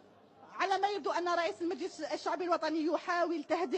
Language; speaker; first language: Arabic; native; Arabic